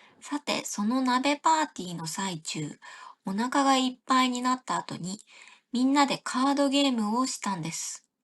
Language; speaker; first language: Japanese; native; Japanese